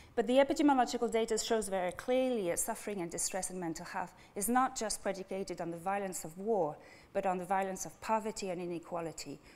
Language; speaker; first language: English; non-native, fluent; French